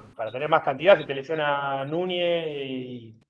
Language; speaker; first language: Spanish; native; Spanish